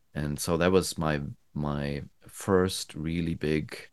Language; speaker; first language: English; non-native, fluent; German